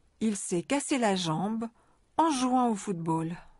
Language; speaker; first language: French; native; French